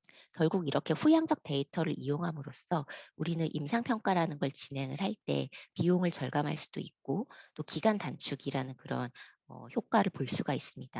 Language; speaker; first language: Korean; native; Korean